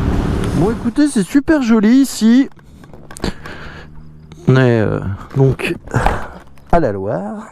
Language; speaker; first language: French; native; French